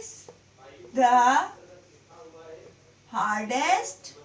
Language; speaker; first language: English; non-native, local second language; Hindi